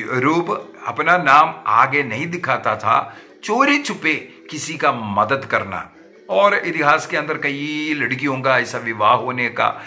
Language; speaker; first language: Hindi; non-native, local second language; Malayalam